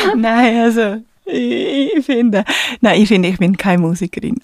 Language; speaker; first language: German; non-native, fluent; Portuguese